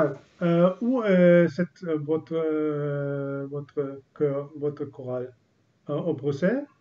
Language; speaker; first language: French; non-native, learner; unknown